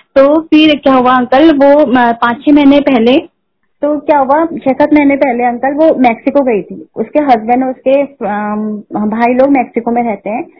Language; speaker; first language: Hindi; native; Hindi